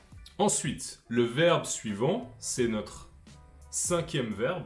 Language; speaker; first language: French; native; French